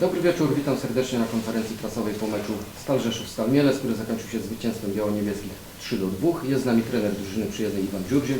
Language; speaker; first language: Polish; native; Polish